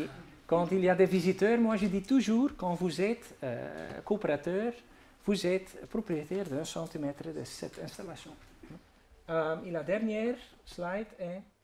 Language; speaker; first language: French; non-native, fluent; Dutch